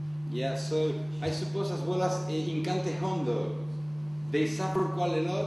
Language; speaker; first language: English; non-native, fluent; Spanish